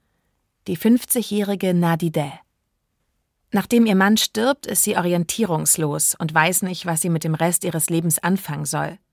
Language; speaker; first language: German; native; German